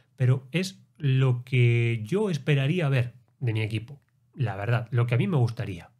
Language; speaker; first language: Spanish; native; Spanish